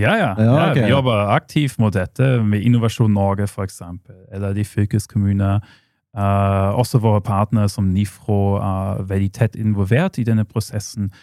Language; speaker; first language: Norwegian; non-native, fluent; German